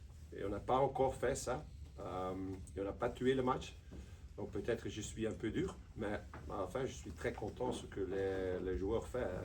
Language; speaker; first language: French; non-native, local second language; Dutch